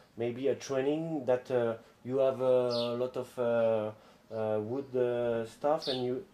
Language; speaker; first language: English; non-native, fluent; French